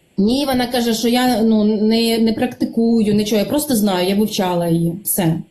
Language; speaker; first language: Ukrainian; non-native, local second language; Russian